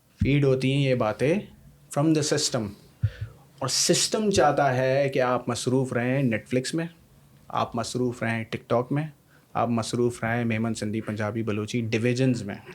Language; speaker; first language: Urdu; native; Urdu